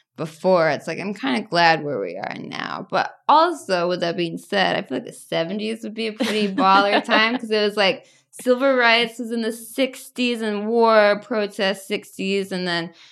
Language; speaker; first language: English; native; English